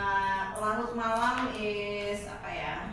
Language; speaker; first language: Indonesian; native; Indonesian